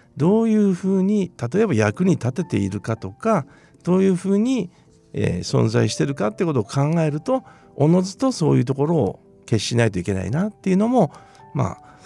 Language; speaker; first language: Japanese; native; Japanese